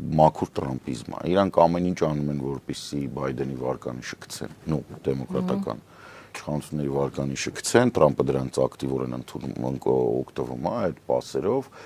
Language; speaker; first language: Armenian; native; Armenian